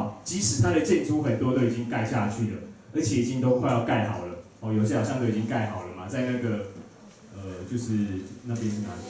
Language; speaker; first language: Chinese; native; Chinese